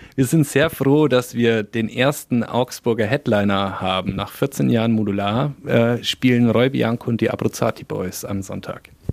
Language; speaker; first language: German; native; German